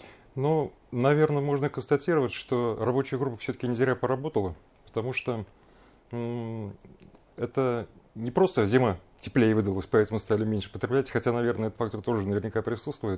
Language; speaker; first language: Russian; native; Russian